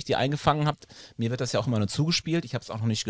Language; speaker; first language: German; native; German